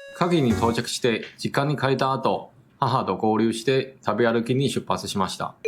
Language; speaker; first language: Japanese; non-native, fluent; Chinese